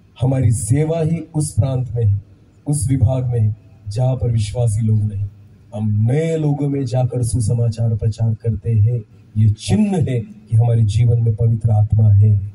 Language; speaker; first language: Hindi; non-native, local second language; Marathi